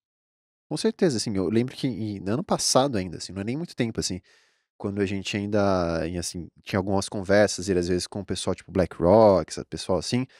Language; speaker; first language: Portuguese; native; Portuguese